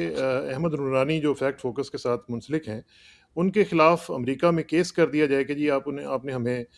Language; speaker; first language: Urdu; non-native, local second language; Punjabi